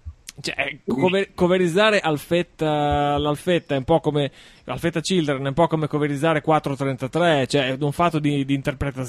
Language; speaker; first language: Italian; native; Italian